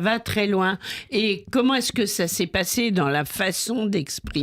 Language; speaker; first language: French; native; French